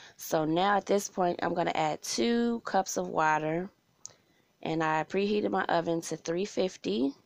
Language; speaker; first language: English; native; English